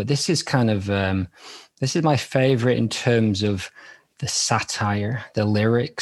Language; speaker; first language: English; native; English